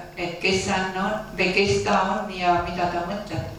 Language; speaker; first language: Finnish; non-native, learner; Estonian